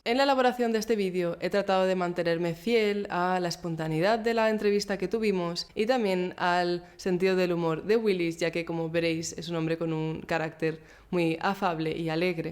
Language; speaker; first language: Spanish; native; Spanish